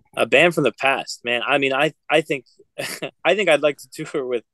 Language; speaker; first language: English; native; English